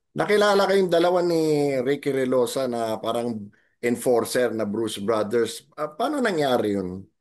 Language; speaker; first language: Filipino; native; Filipino